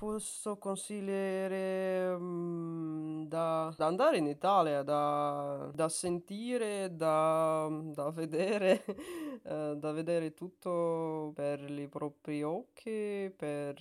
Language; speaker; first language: Italian; non-native, learner; Russian